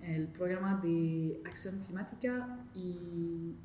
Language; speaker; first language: Spanish; non-native, fluent; English